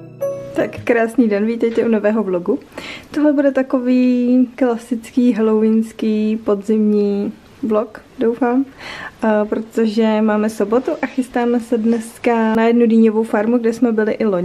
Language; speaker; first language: Czech; native; Czech